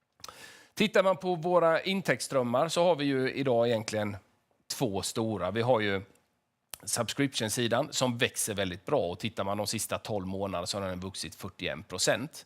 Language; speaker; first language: Swedish; native; Swedish